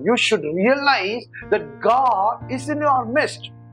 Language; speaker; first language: English; non-native, local second language; Tamil